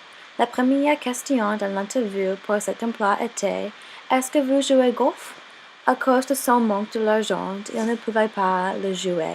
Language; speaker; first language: French; non-native, learner; English